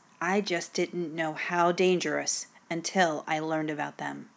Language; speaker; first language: English; native; English